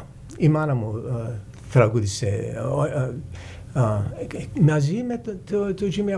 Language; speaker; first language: Greek; early bilingual, heritage; English